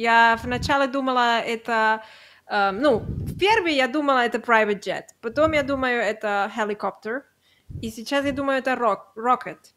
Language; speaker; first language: Russian; non-native, learner; Catalan